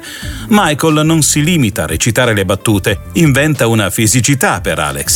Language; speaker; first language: Italian; native; Italian